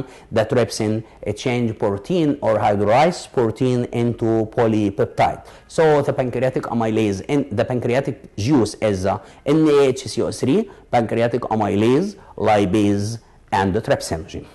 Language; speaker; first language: English; non-native, local second language; Arabic